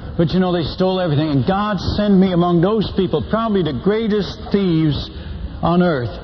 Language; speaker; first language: English; non-native, fluent; Dutch